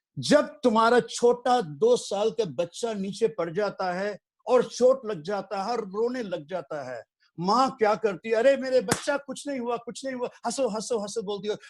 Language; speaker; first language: Hindi; non-native, local second language; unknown